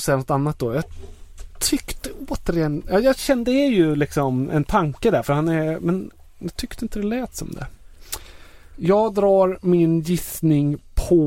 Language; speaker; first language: Swedish; native; Swedish